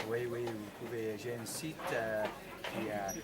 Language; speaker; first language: French; non-native, fluent; English